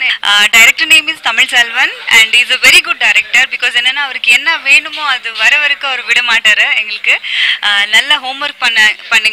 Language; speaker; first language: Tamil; non-native, learner; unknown